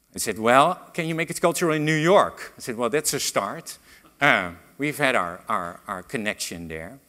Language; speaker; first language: English; non-native, fluent; Dutch